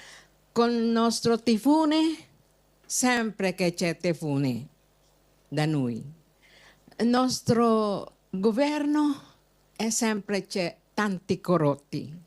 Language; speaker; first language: Italian; non-native, learner; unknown